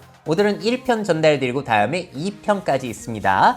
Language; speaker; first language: Korean; native; Korean